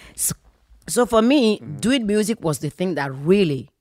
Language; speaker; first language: English; non-native, fluent; Fon